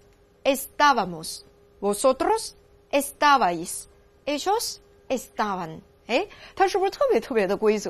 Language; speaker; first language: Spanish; non-native, learner; Chinese